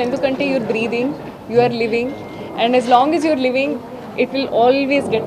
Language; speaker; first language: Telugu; non-native, local second language; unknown